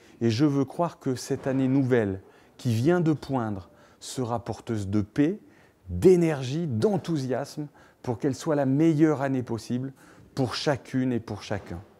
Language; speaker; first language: French; native; French